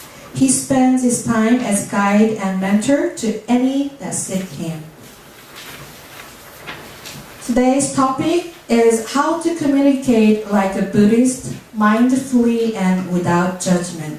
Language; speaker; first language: English; non-native, learner; Korean